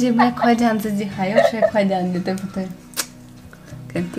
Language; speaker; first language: Chinese; non-native, fluent; Russian